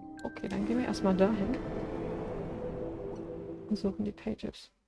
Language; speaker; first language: German; native; German